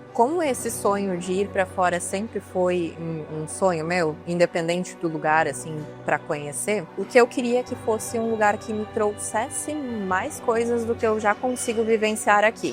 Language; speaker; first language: Portuguese; native; Portuguese